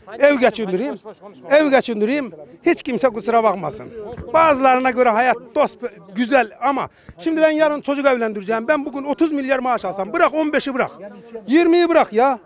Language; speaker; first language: Turkish; native; Turkish